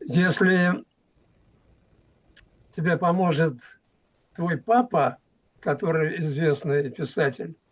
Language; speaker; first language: Russian; native; Russian